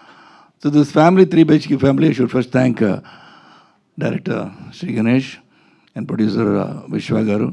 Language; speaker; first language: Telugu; non-native, fluent; Tamil